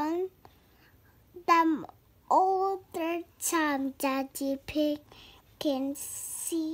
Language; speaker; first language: English; non-native, learner; Vietnamese